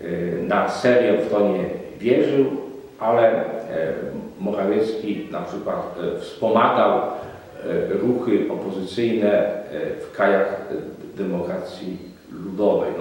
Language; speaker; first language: Polish; native; Polish